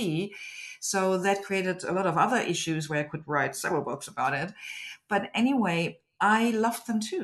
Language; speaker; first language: English; non-native, fluent; German